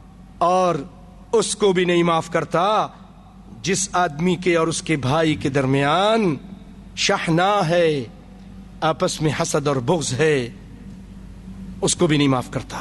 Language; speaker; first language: Urdu; native; Urdu